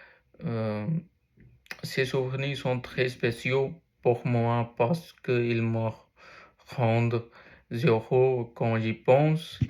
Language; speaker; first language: French; non-native, learner; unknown